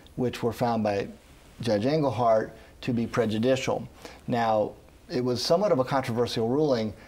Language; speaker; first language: English; native; English